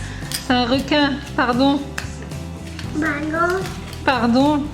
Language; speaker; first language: French; native; French